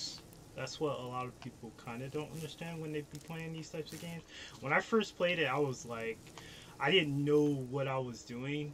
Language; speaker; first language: English; native; English